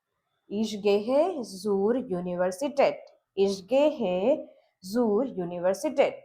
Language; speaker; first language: German; non-native, learner; Gujarati